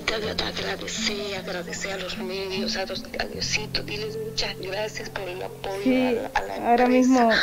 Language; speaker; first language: Spanish; native; Spanish